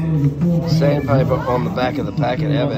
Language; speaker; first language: English; native; English